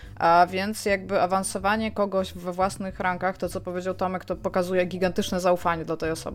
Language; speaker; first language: Polish; native; Polish